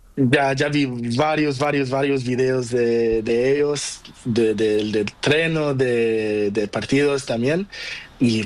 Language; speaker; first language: Spanish; non-native, learner; Portuguese